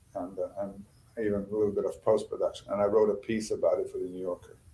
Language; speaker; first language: English; non-native, fluent; Bosnian